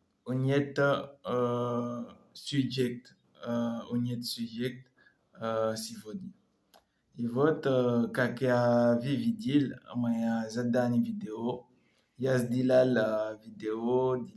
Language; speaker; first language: Russian; non-native, learner; French